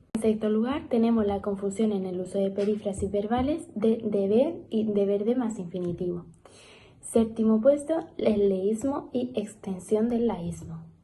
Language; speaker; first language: Spanish; native; Spanish